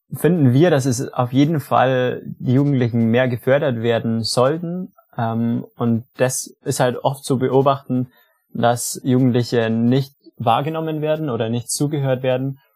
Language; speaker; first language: German; native; German